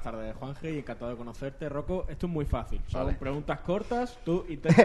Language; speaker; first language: Spanish; native; Spanish